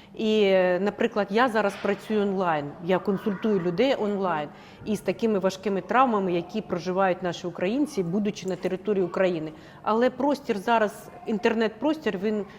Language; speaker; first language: Ukrainian; non-native, local second language; Russian